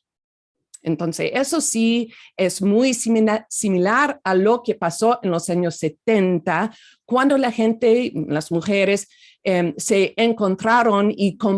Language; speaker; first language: Spanish; non-native, fluent; English